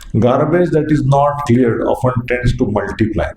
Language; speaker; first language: English; non-native, local second language; Hindi